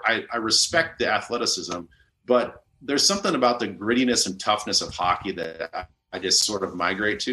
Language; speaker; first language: English; native; English